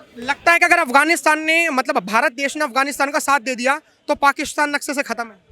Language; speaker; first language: Hindi; native; Hindi